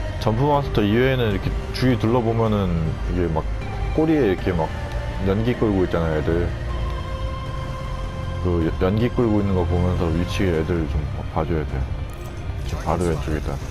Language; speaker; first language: Korean; native; Korean